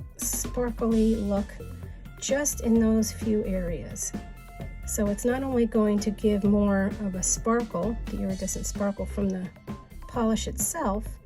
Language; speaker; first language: English; native; English